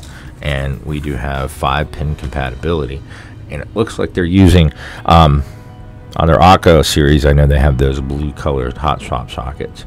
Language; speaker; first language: English; native; English